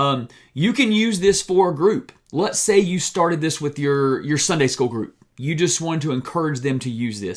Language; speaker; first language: English; native; English